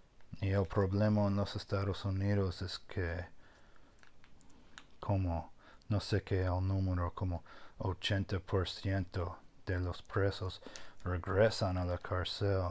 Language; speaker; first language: Spanish; non-native, fluent; English